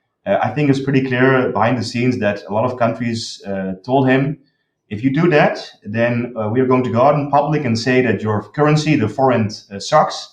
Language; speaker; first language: English; non-native, fluent; Dutch